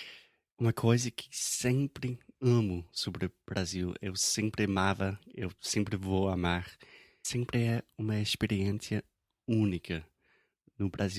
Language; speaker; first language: Portuguese; non-native, fluent; English